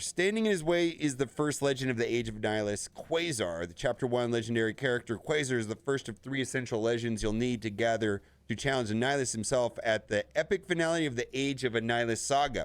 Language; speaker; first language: English; native; English